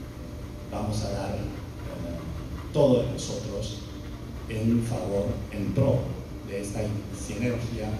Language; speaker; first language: Spanish; non-native, fluent; Chinese